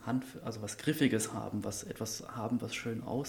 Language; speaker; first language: German; native; German